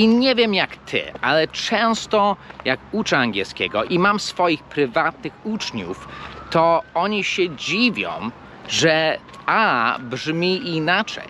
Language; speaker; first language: Polish; non-native, fluent; English